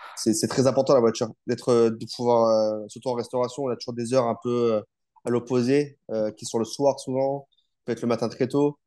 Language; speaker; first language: French; native; French